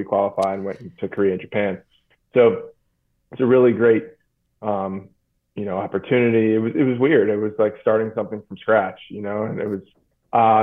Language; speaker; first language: English; native; English